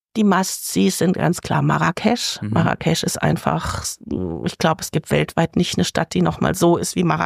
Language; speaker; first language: German; native; German